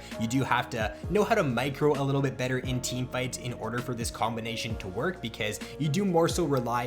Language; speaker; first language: English; native; English